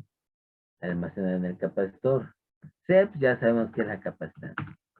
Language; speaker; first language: Spanish; native; Spanish